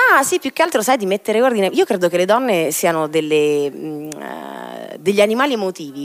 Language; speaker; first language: Italian; native; Italian